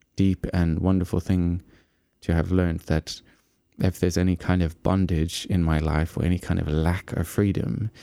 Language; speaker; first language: English; native; English